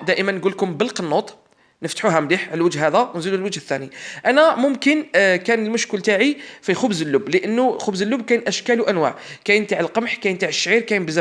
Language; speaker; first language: Arabic; native; Arabic